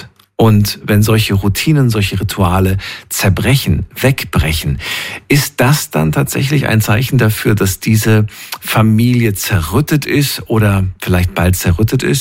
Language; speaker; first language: German; native; German